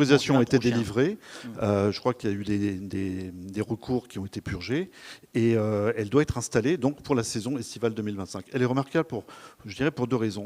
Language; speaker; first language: French; native; French